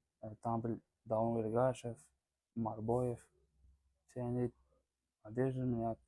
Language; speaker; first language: Russian; non-native, learner; Tajik